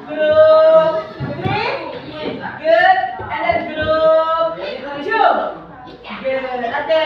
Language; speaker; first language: English; non-native, learner; Indonesian